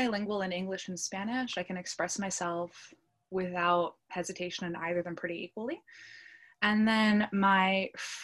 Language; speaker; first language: English; early bilingual, other home language; Polish